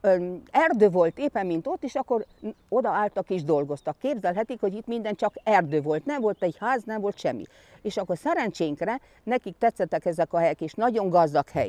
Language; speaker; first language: Hungarian; non-native, local second language; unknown